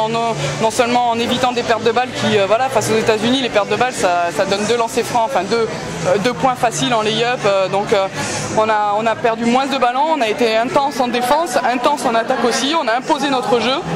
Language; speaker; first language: French; native; French